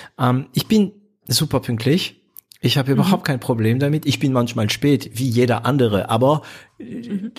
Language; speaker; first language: German; non-native, fluent; French